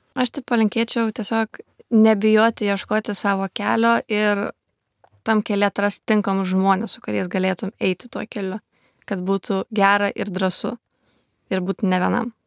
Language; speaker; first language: Lithuanian; native; Lithuanian